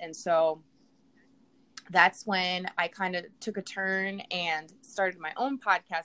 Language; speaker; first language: English; non-native, fluent; Portuguese